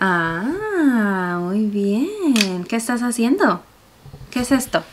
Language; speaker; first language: Spanish; early bilingual, heritage; Spanish